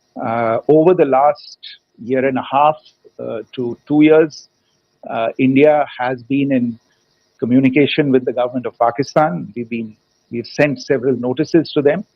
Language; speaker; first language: English; non-native, local second language; Hindi